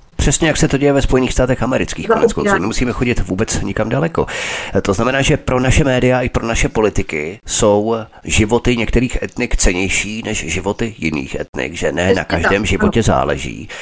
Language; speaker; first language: Czech; native; Czech